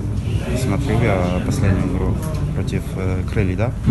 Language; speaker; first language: Russian; non-native, fluent; Polish